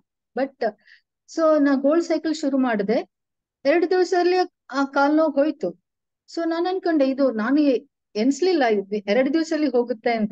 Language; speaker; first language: Kannada; non-native, local second language; Tulu